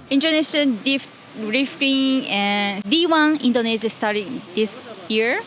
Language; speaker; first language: English; non-native, learner; Japanese